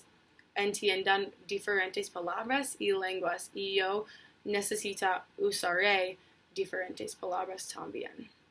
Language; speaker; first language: Spanish; non-native, learner; English